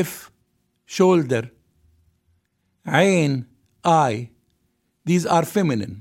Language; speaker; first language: English; non-native, fluent; Arabic